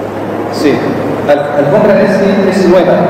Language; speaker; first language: Spanish; non-native, learner; Arabic